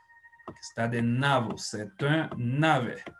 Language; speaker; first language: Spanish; non-native, fluent; French